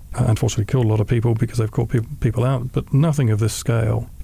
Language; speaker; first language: English; native; English